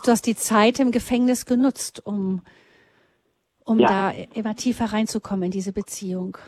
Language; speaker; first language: German; native; German